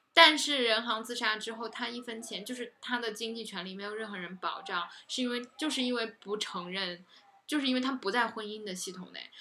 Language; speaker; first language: Chinese; native; Chinese